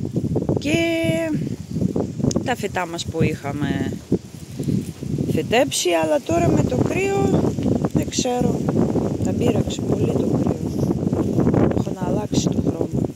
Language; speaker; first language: Greek; non-native, fluent; Russian